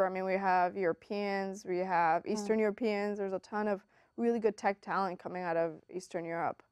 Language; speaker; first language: English; early bilingual, other home language; Spanish